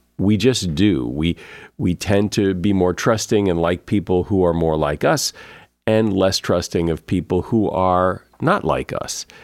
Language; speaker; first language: English; native; English